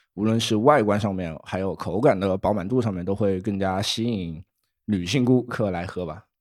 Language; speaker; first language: Chinese; native; Chinese